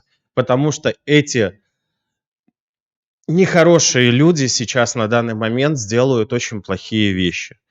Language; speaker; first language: Russian; native; Russian